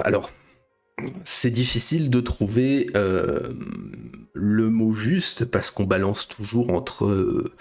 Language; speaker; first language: French; native; French